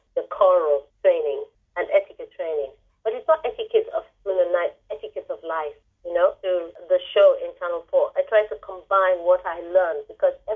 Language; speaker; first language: English; non-native, local second language; Igbo